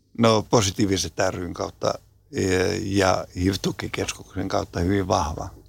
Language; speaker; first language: Finnish; native; Finnish